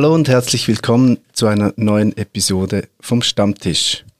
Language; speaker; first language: German; native; German